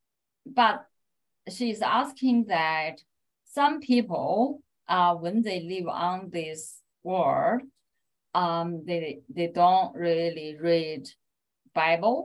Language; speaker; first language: English; non-native, fluent; Chinese